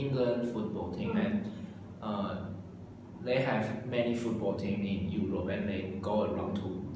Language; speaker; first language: English; non-native, learner; Chinese